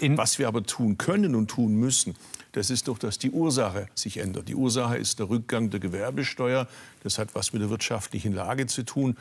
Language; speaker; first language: German; native; German